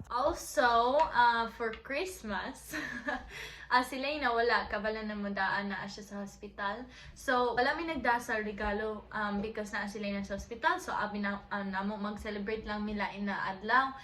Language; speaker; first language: Cebuano; non-native, local second language; English